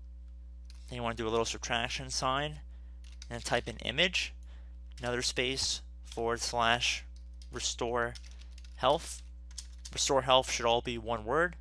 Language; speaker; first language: English; native; English